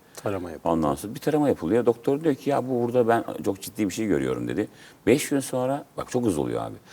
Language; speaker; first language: Turkish; native; Turkish